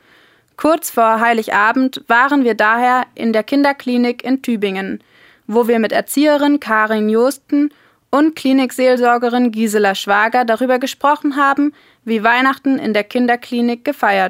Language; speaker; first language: German; native; German